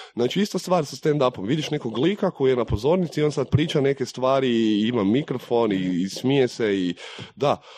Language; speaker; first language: Croatian; native; Croatian